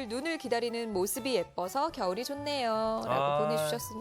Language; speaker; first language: Korean; native; Korean